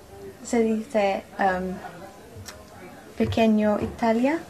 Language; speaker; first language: Spanish; non-native, learner; English